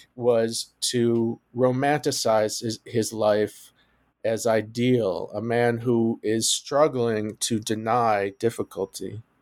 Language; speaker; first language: English; native; English